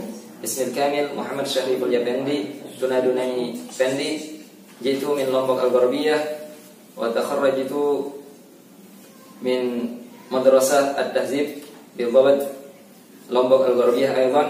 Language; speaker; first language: Arabic; non-native, learner; Indonesian